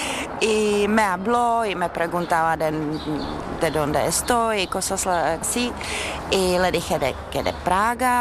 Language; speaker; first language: Spanish; non-native, learner; Czech